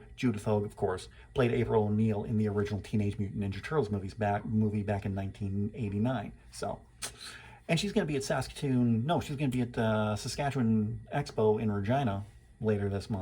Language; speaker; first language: English; native; English